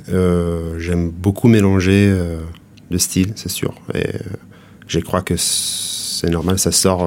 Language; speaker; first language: French; non-native, fluent; Italian